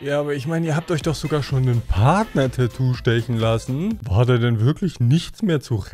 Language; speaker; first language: German; native; German